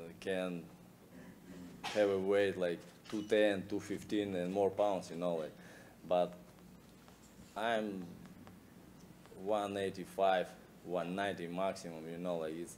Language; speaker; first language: English; non-native, learner; Russian